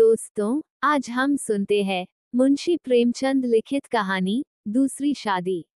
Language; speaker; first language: Hindi; non-native, local second language; Marathi